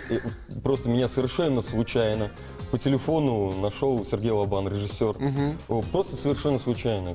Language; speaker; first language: Russian; native; Russian